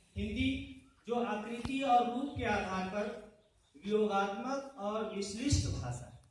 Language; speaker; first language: Hindi; native; Hindi